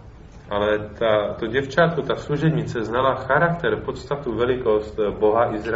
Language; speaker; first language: Czech; native; Czech